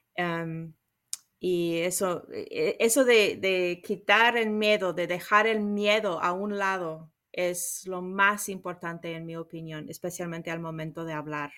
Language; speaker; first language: Spanish; non-native, fluent; English